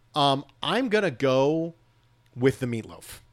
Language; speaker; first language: English; native; English